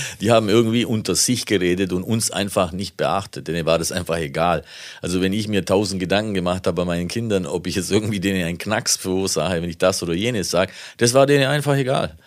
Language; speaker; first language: German; non-native, fluent; Italian